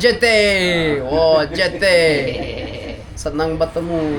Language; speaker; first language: Indonesian; non-native, learner; English